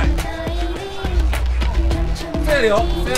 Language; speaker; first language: English; native; English